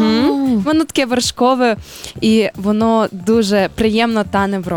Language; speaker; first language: Ukrainian; native; Ukrainian